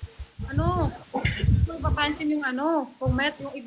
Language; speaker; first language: Filipino; non-native, learner; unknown